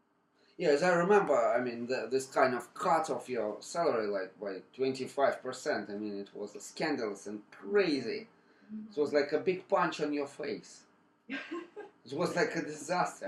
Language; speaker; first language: English; non-native, fluent; Russian